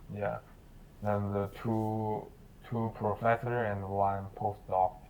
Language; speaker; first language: English; non-native, learner; Chinese